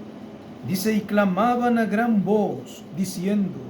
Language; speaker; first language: Spanish; native; Spanish